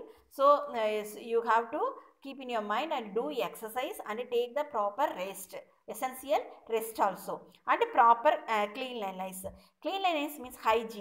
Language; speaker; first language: English; non-native, local second language; Tamil